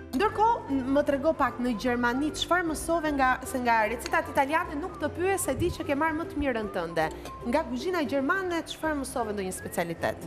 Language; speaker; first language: Albanian; native; Albanian